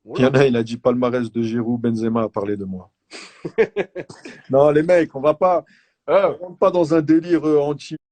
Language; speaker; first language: French; native; French